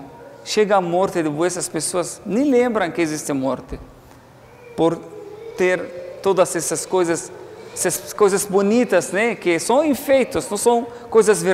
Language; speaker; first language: Portuguese; non-native, learner; Arabic